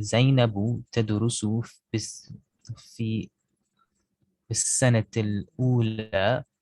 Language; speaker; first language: Arabic; non-native, learner; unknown